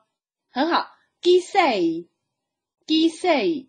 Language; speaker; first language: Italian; non-native, fluent; Chinese